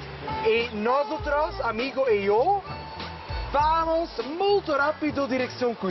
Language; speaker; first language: Spanish; non-native, learner; Dutch